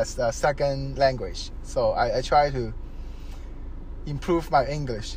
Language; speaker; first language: English; non-native, local second language; Cantonese